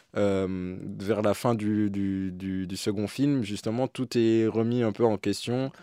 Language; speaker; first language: French; native; French